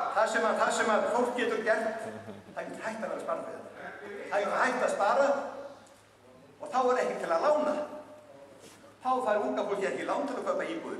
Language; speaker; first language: Icelandic; native; Icelandic